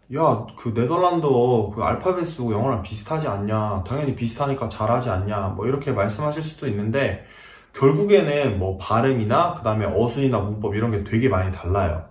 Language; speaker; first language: Korean; native; Korean